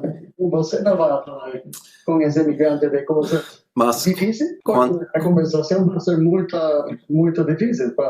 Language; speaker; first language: Portuguese; non-native, learner; Spanish